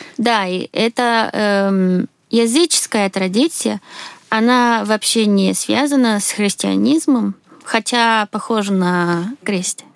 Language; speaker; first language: Russian; non-native, fluent; Swedish